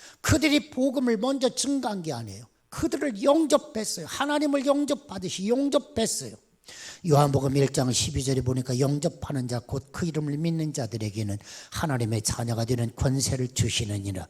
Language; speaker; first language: Korean; native; Korean